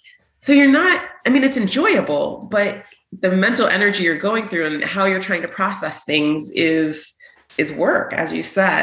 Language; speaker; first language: English; native; English